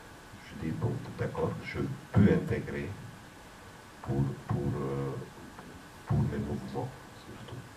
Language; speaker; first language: French; non-native, fluent; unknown